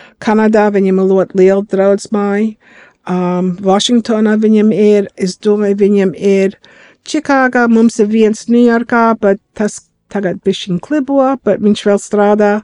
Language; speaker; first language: Latvian; early bilingual, heritage; Latvian